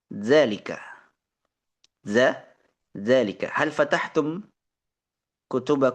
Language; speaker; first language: Arabic; non-native, fluent; Indonesian